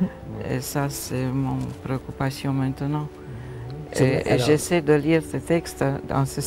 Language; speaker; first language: French; non-native, fluent; Romanian